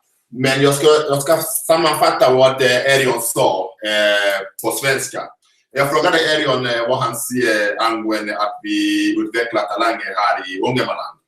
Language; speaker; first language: Swedish; non-native, fluent; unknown